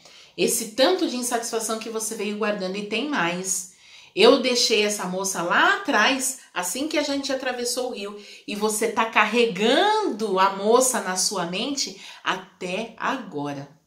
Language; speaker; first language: Portuguese; native; Portuguese